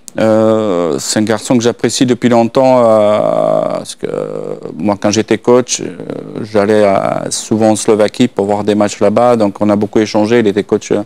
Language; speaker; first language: French; non-native, fluent; Slovak